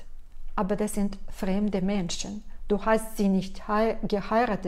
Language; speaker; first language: German; non-native, fluent; Russian